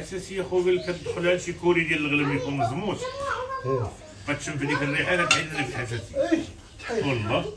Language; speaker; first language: Arabic; native; Arabic